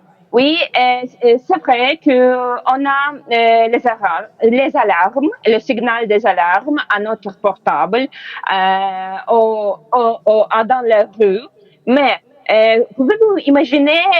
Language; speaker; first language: French; non-native, learner; Ukrainian